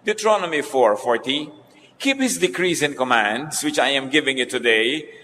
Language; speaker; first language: English; non-native, local second language; Filipino